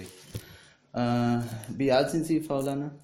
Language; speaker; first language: German; non-native, learner; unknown